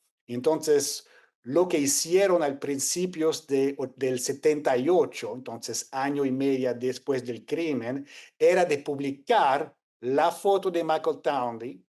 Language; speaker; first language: Spanish; non-native, fluent; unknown